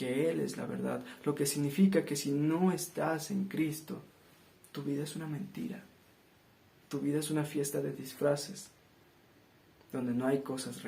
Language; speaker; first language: Spanish; native; Spanish